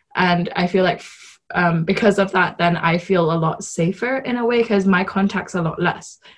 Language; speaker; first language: English; non-native, local second language; Cantonese